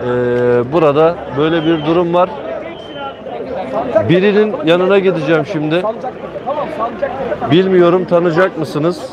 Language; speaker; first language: Turkish; native; Turkish